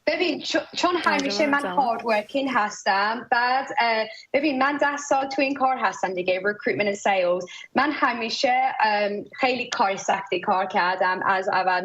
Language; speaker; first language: Persian; early bilingual, heritage; Persian